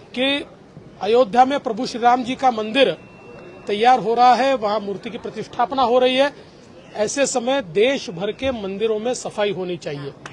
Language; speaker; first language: Hindi; non-native, local second language; Marathi